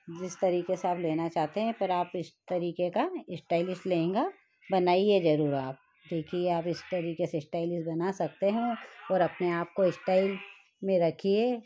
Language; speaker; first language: Hindi; native; Hindi